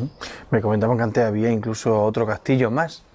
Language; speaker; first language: Spanish; native; Spanish